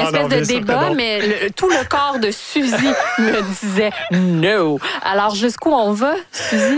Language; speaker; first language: French; native; French